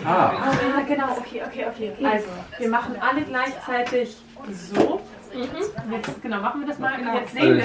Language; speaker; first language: German; native; German